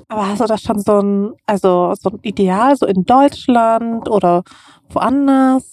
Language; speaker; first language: German; early bilingual, other home language; Russian